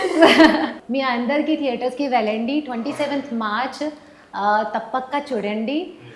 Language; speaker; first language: Telugu; non-native, learner; Hindi